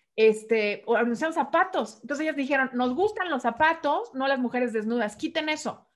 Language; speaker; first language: Spanish; native; Spanish